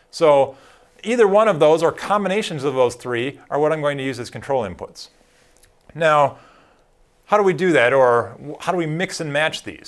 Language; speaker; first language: English; native; English